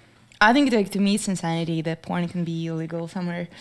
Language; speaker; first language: English; non-native, fluent; Russian